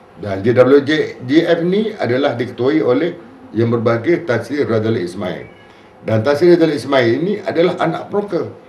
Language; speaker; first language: Malay; native; Malay